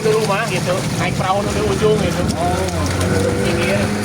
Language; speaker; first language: Indonesian; non-native, local second language; Sundanese